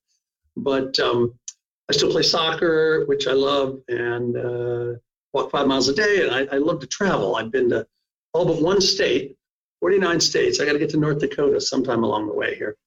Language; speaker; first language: English; native; English